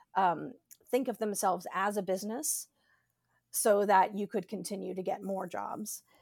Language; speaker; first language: English; native; English